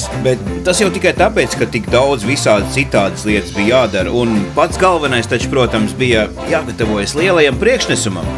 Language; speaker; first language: Latvian; native; Latvian